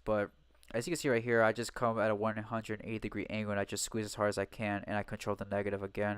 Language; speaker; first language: English; native; English